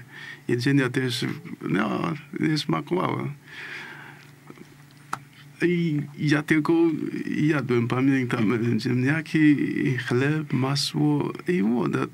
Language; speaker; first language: Polish; non-native, learner; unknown